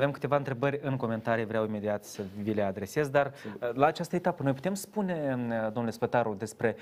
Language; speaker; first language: Romanian; native; Romanian